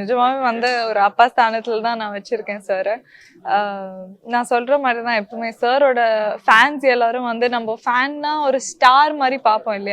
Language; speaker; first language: Tamil; native; Tamil